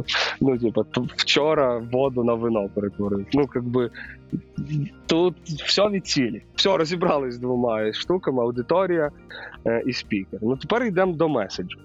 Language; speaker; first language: Ukrainian; native; Ukrainian